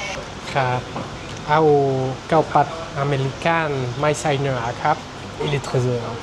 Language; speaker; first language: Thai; non-native, learner; French